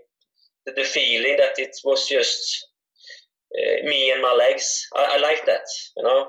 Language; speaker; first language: English; non-native, fluent; Swedish